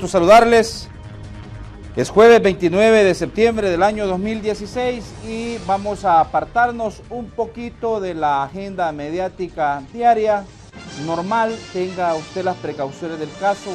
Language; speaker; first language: Spanish; native; Spanish